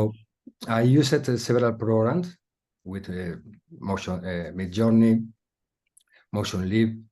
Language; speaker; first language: English; non-native, learner; Spanish